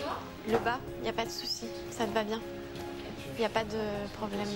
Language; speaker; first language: French; native; French